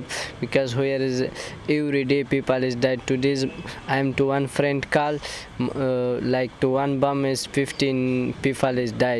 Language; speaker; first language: English; non-native, learner; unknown